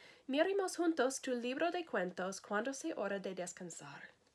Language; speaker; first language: Spanish; non-native, learner; English